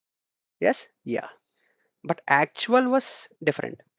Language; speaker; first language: English; non-native, local second language; Telugu